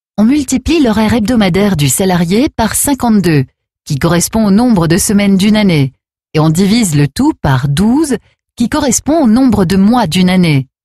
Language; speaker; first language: French; native; French